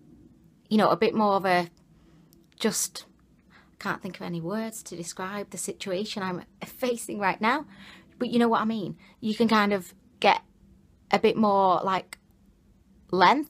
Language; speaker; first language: English; native; English